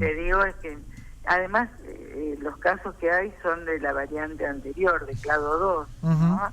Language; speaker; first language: Spanish; native; Spanish